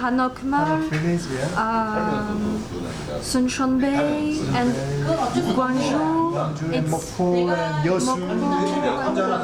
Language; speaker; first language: English; non-native, fluent; French